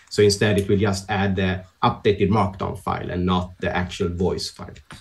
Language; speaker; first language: English; non-native, fluent; Swedish